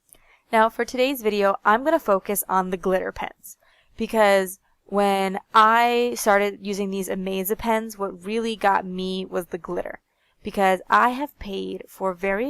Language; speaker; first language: English; native; English